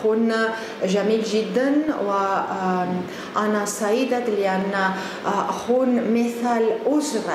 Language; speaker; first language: Arabic; non-native, learner; Spanish